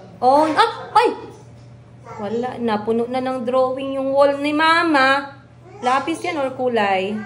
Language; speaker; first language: Filipino; native; Filipino